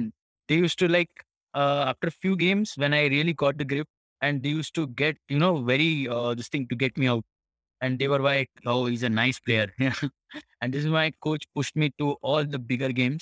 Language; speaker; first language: English; non-native, local second language; Marathi